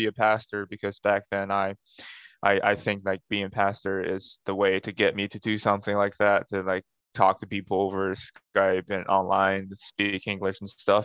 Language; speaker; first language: English; non-native, fluent; Chinese